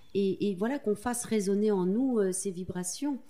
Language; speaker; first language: French; native; French